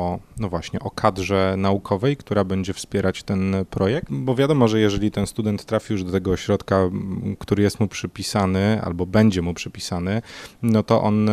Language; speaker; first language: Polish; native; Polish